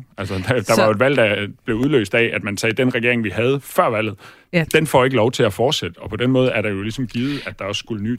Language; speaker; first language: Danish; native; Danish